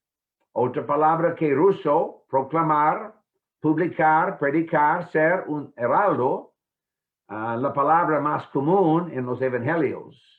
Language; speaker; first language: Spanish; non-native, fluent; English